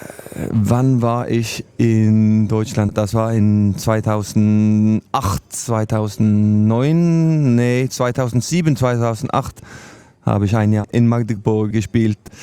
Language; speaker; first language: German; non-native, learner; Norwegian